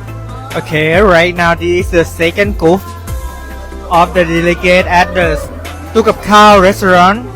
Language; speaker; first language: English; non-native, learner; Thai